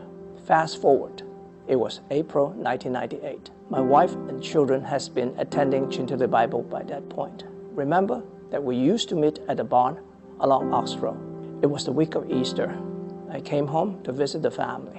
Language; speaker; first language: English; non-native, local second language; Cantonese